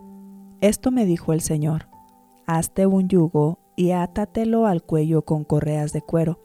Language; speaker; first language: Spanish; native; Spanish